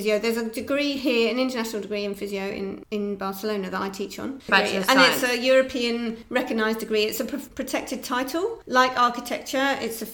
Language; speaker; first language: English; native; English